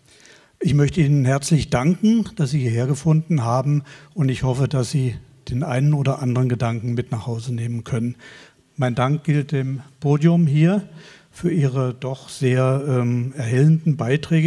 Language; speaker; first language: German; native; German